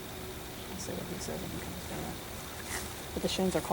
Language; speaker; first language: English; native; English